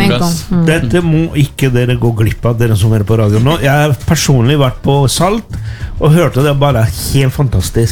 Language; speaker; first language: Norwegian; non-native, fluent; Spanish